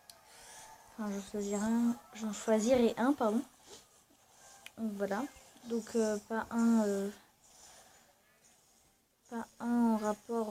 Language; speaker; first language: French; native; French